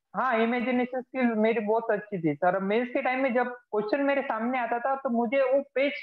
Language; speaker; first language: Hindi; non-native, local second language; Marathi